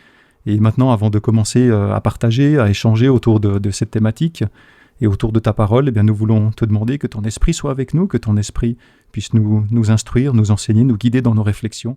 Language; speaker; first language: French; native; French